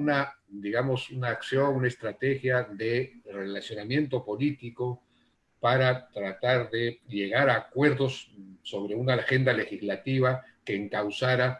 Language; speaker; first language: Spanish; native; Spanish